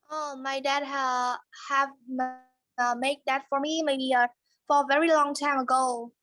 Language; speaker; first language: English; non-native, learner; Vietnamese